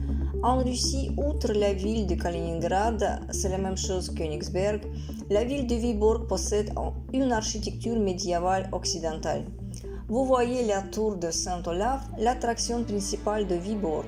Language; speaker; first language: French; non-native, fluent; Russian